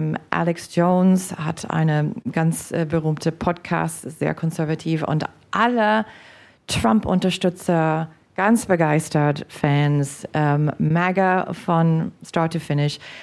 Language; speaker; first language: German; non-native, fluent; English